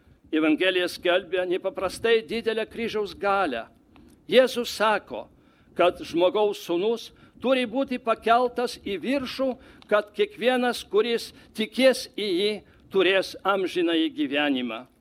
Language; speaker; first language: Lithuanian; non-native, fluent; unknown